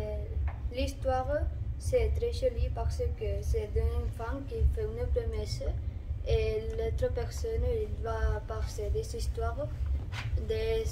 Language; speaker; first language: French; non-native, learner; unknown